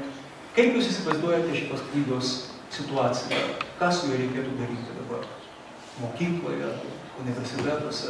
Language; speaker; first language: Lithuanian; native; Lithuanian